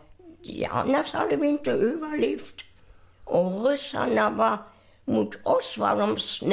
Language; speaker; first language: Swedish; non-native, fluent; German